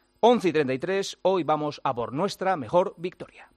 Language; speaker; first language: Spanish; native; Spanish